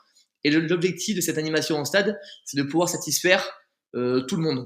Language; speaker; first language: French; native; French